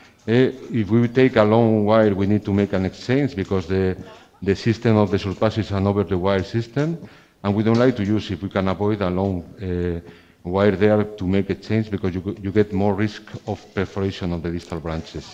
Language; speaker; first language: English; non-native, fluent; Spanish